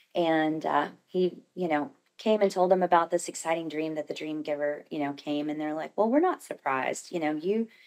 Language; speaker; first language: English; native; English